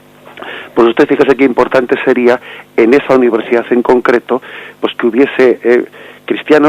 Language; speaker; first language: Spanish; native; Spanish